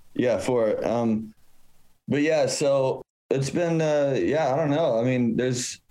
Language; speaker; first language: English; native; English